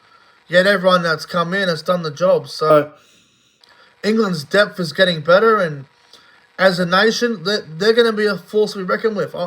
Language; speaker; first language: English; native; English